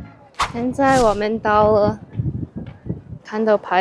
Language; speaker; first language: Chinese; non-native, learner; English